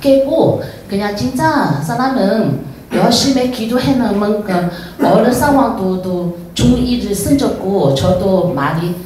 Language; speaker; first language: Korean; non-native, learner; Chinese